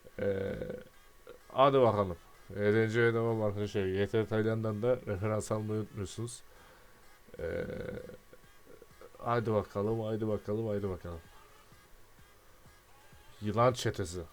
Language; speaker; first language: Turkish; native; Turkish